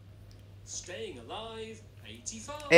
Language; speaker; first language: English; native; English